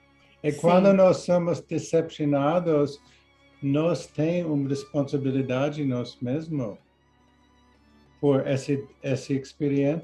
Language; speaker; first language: Portuguese; non-native, learner; English